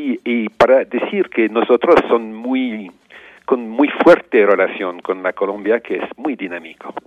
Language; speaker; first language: Spanish; non-native, learner; French